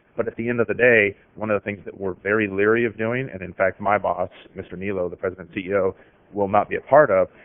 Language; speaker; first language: English; native; English